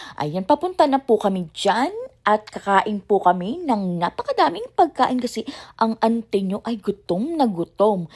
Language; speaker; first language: Filipino; native; Filipino